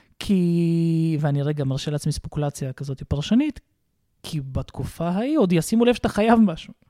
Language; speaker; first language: Hebrew; early bilingual, other home language; Russian